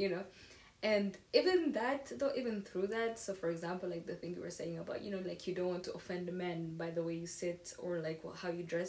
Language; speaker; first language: English; non-native, local second language; Kinyarwanda